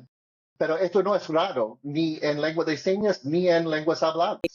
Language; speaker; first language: Spanish; non-native, learner; English